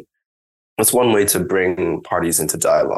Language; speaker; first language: English; non-native, local second language; Cantonese